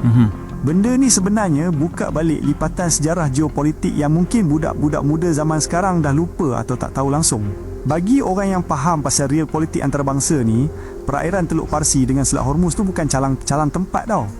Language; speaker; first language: Malay; native; Malay